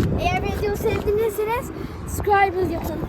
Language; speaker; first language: Turkish; early bilingual, heritage; Turkish